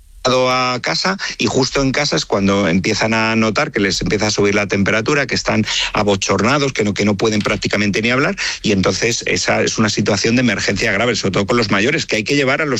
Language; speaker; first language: Spanish; native; Spanish